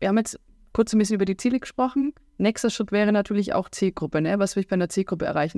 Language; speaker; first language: German; native; German